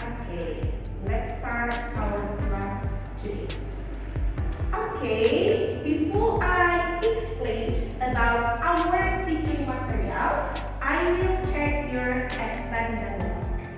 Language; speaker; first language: English; non-native, fluent; Indonesian